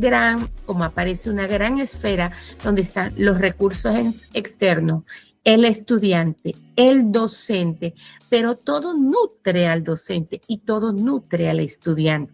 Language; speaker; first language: Spanish; native; Spanish